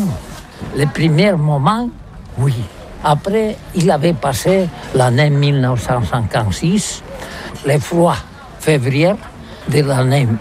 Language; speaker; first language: French; non-native, learner; Catalan